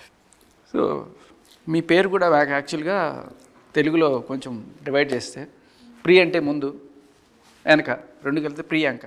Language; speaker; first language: Telugu; native; Telugu